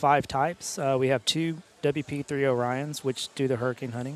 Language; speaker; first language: English; native; English